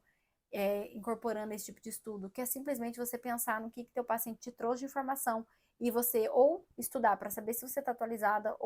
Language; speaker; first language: Portuguese; native; Portuguese